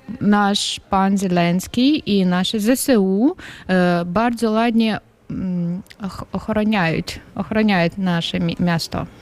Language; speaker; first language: Polish; non-native, learner; Ukrainian